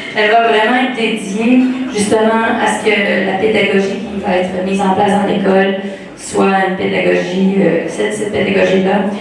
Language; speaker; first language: French; native; French